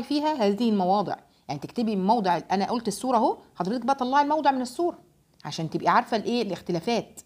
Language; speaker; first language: Arabic; native; Arabic